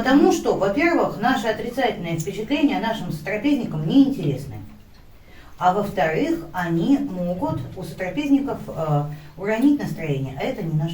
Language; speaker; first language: Russian; native; Russian